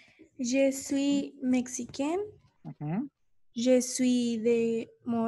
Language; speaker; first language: French; non-native, learner; Spanish